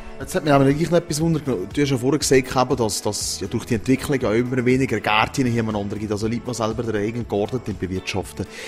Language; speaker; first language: German; native; German